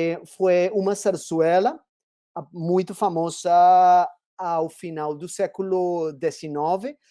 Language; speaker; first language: Portuguese; non-native, fluent; Spanish